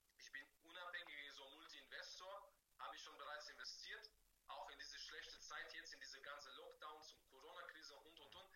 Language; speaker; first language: German; non-native, fluent; Bulgarian